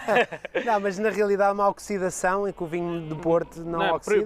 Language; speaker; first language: Portuguese; native; Portuguese